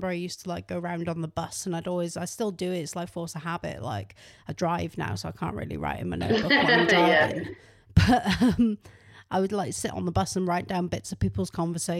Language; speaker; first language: English; native; English